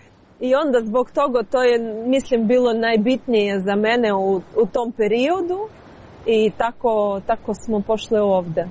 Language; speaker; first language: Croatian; non-native, learner; Ukrainian